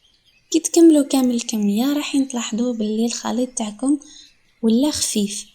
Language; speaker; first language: Arabic; native; Arabic